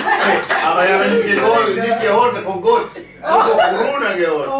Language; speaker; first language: German; non-native, learner; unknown